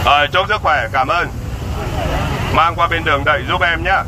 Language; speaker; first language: Vietnamese; native; Vietnamese